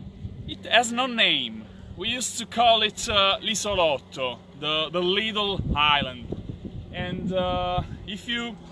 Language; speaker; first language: English; non-native, fluent; Italian